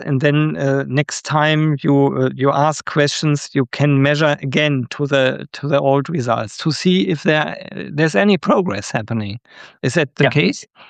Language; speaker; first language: English; non-native, fluent; German